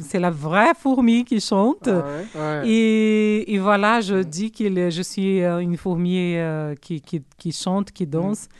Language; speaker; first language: French; non-native, fluent; Portuguese